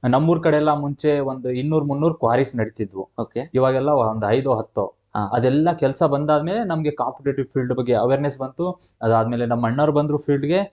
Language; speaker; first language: Kannada; non-native, local second language; Lambadi